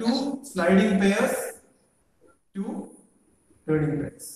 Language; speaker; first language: English; non-native, local second language; Malayalam